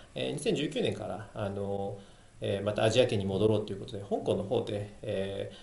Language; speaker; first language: Japanese; non-native, fluent; Chinese